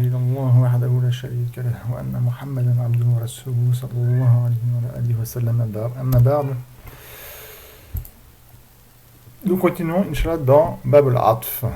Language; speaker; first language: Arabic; non-native, fluent; French